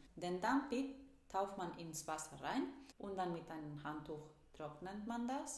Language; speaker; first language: German; non-native, fluent; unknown